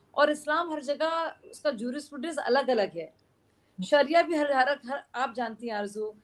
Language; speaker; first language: Hindi; native; Hindi